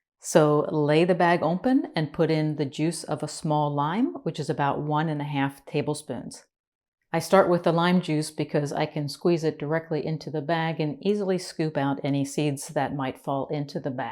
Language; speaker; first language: English; native; English